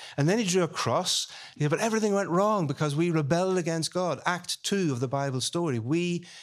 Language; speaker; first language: English; native; English